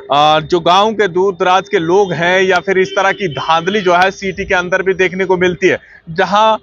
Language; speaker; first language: Hindi; native; Hindi